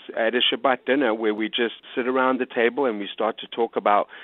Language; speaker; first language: English; native; English